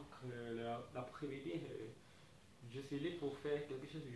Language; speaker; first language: French; non-native, learner; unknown